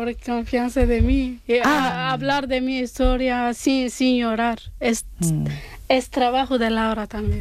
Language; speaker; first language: Spanish; non-native, learner; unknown